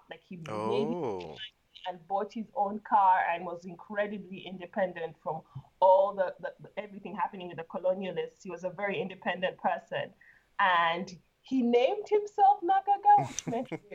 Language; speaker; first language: English; non-native, local second language; Ganda